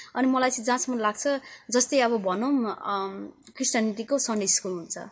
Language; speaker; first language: Nepali; early bilingual, heritage; Nepali